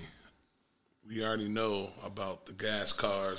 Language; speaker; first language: English; native; English